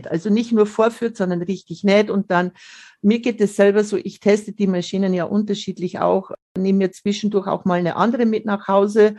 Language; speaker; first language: German; native; German